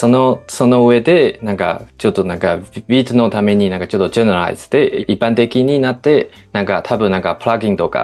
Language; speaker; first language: Japanese; non-native, learner; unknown